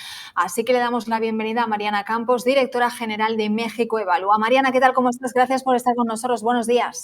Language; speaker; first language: Spanish; native; Spanish